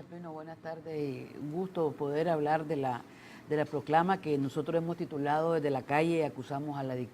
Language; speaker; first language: Spanish; native; Spanish